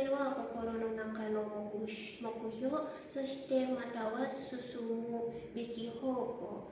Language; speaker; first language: Japanese; non-native, learner; Indonesian